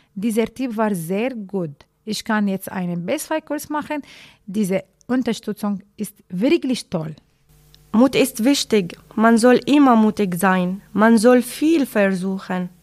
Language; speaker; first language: German; non-native, learner; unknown